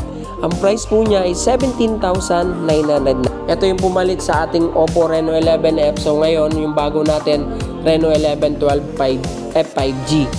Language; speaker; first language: Filipino; native; Filipino